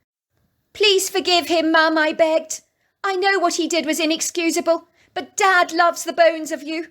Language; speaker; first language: English; native; English